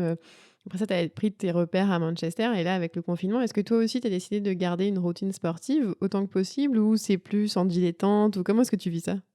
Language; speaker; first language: French; native; French